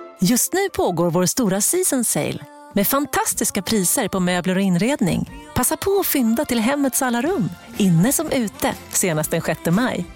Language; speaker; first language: Swedish; native; Swedish